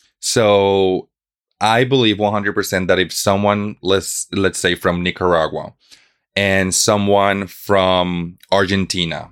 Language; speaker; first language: English; non-native, fluent; Spanish